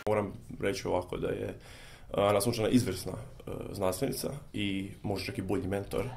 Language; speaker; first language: Serbian; native; Serbian